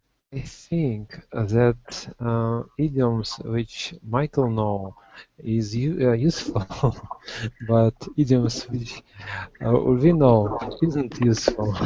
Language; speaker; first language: English; non-native, learner; Russian